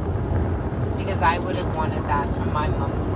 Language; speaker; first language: English; native; English